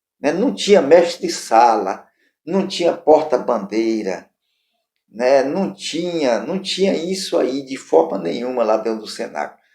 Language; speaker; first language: Portuguese; native; Portuguese